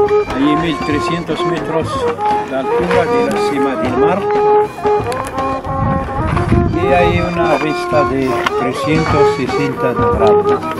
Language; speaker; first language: Spanish; non-native, learner; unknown